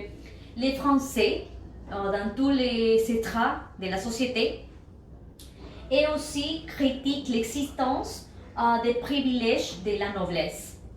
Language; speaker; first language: French; non-native, learner; Spanish